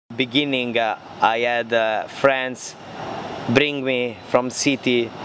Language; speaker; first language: English; non-native, learner; Italian